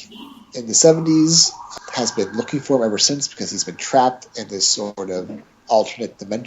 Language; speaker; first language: English; native; English